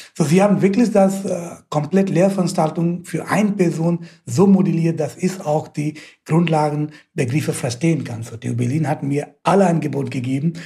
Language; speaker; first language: German; non-native, fluent; Hindi